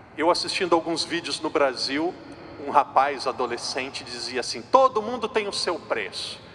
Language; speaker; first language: Portuguese; native; Portuguese